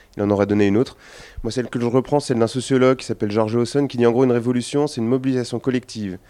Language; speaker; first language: French; native; French